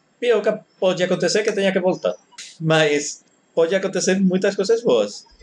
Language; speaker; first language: Portuguese; non-native, fluent; Spanish